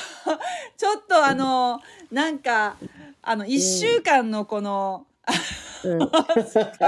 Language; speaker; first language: Japanese; native; Japanese